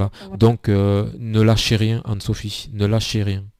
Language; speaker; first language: French; native; French